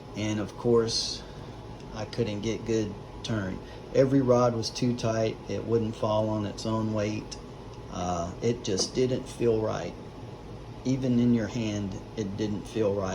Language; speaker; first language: English; native; English